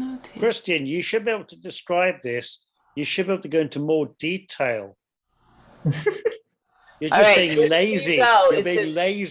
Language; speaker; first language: English; non-native, fluent; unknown